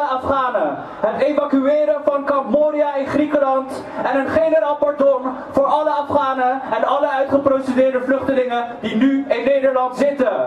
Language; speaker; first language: Dutch; early bilingual, other home language; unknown